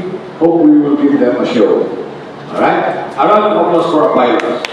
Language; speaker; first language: English; non-native, local second language; Bikol